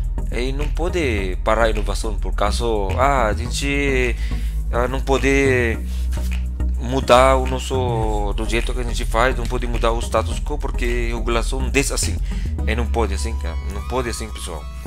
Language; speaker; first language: Portuguese; non-native, fluent; Filipino